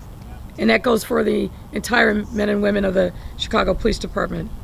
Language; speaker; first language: English; native; English